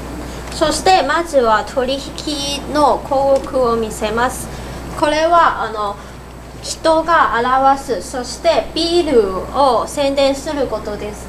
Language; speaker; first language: Japanese; non-native, learner; Cantonese